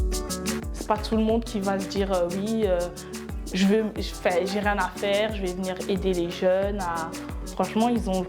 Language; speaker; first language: French; early bilingual, other home language; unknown